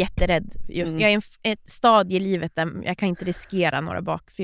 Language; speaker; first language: Swedish; native; Swedish